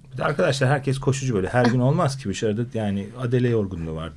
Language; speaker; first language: Turkish; native; Turkish